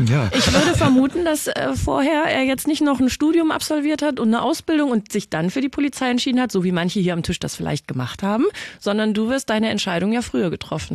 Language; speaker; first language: German; native; German